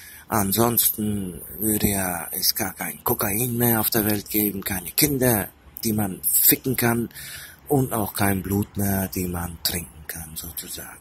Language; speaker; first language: German; early bilingual, other home language; Turkish